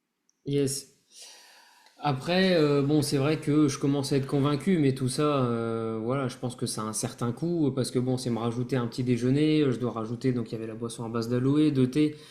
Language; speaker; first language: French; native; French